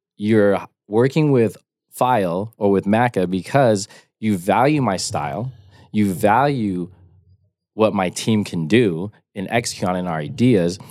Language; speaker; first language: English; native; English